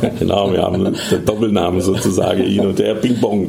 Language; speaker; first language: German; native; German